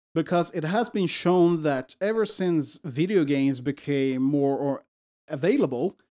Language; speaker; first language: English; non-native, fluent; Swedish